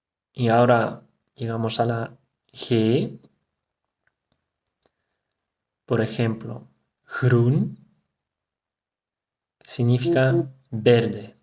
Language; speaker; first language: Spanish; non-native, fluent; Dutch